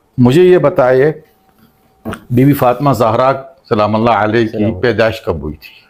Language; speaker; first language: Urdu; native; Urdu